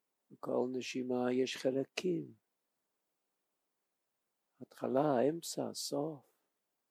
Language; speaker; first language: Hebrew; non-native, fluent; English